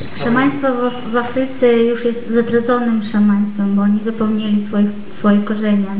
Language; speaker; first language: Russian; non-native, learner; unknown